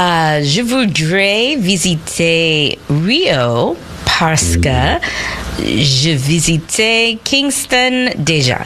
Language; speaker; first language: French; non-native, learner; English